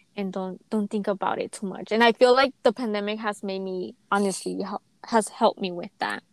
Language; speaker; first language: English; native; English